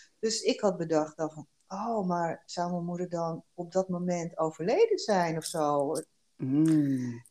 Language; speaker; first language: Dutch; early bilingual, other home language; Korean